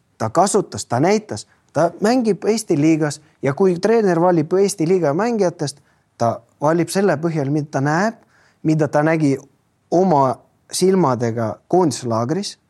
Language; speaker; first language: Estonian; non-native, local second language; Russian